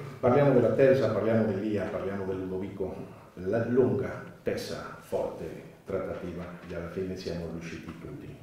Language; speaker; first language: Italian; non-native, fluent; Spanish